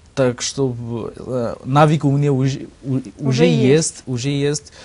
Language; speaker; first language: Russian; non-native, learner; Bangla